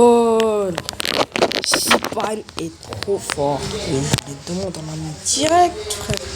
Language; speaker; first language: French; native; French